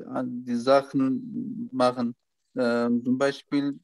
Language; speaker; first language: German; non-native, learner; Turkish